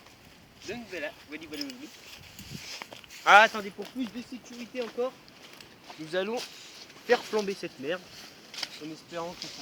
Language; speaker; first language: French; native; French